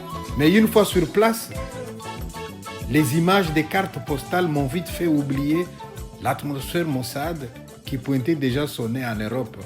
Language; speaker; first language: French; non-native, local second language; Luba-Lulua